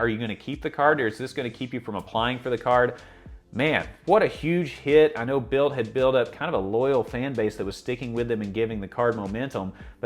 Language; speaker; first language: English; native; English